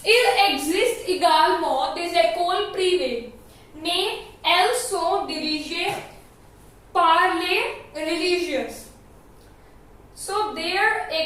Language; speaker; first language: French; non-native, fluent; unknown